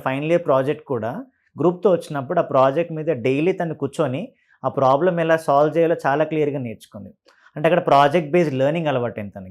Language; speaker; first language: Telugu; native; Telugu